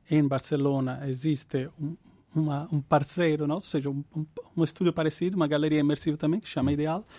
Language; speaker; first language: Portuguese; non-native, fluent; Italian